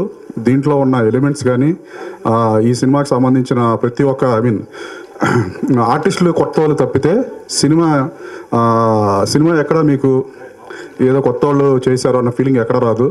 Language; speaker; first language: Telugu; native; Telugu